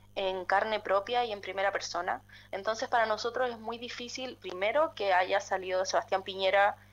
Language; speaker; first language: Spanish; native; Spanish